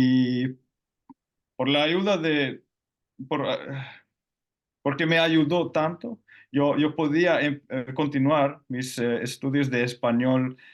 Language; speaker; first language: Spanish; non-native, fluent; Finnish